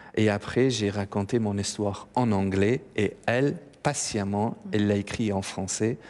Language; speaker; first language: French; non-native, fluent; Persian